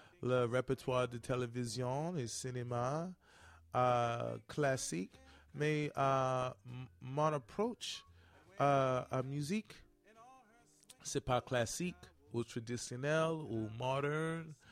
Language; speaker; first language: French; non-native, learner; English